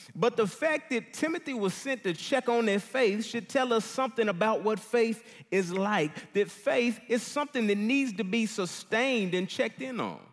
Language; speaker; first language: English; native; English